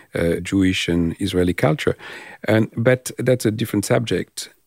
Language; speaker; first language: English; non-native, fluent; French